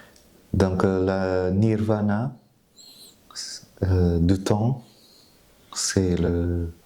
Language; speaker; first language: French; non-native, fluent; Vietnamese